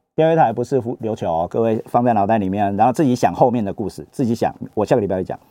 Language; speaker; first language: Chinese; native; Chinese